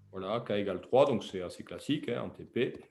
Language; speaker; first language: French; native; French